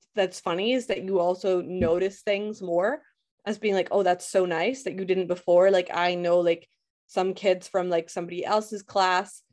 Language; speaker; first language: English; native; English